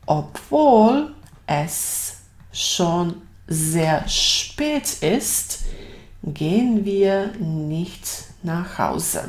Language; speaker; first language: German; non-native, fluent; Bosnian